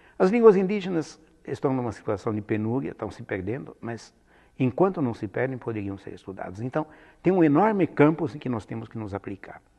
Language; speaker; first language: Portuguese; non-native, fluent; Italian